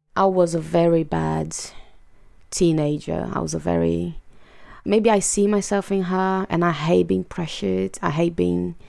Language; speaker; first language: English; non-native, fluent; Portuguese